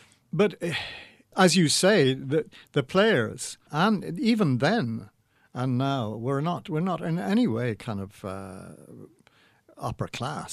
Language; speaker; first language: English; native; English